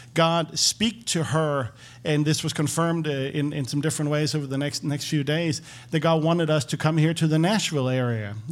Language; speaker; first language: English; non-native, fluent; Danish